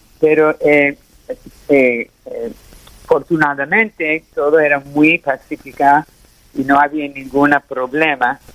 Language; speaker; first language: Spanish; early bilingual, heritage; Spanish